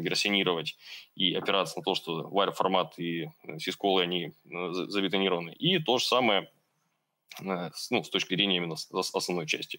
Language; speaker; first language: Russian; native; Russian